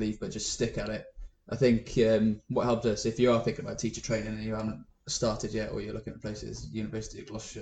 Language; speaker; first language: English; native; English